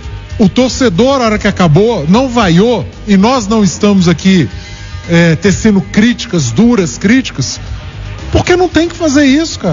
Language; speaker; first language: Portuguese; native; Portuguese